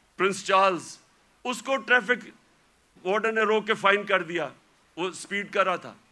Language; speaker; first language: Urdu; native; Urdu